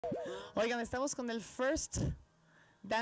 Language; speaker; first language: Spanish; native; Spanish